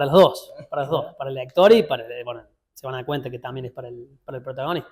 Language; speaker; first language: Spanish; native; Spanish